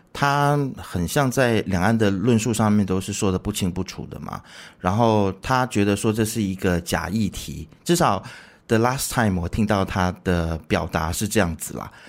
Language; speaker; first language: Chinese; native; Chinese